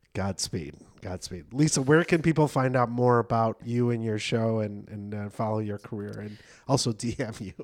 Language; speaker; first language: English; native; English